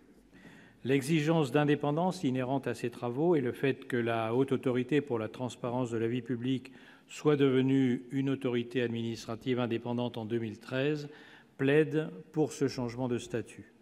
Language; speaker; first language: French; native; French